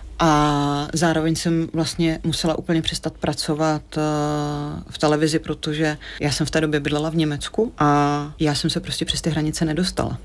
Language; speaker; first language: Czech; native; Czech